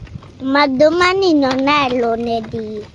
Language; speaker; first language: Italian; early bilingual, other home language; Filipino